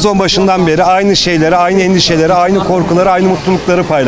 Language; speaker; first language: Turkish; native; Turkish